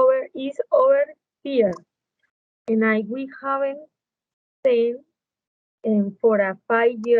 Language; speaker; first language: English; non-native, learner; Spanish